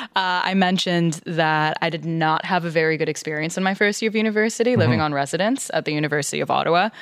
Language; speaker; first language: English; native; English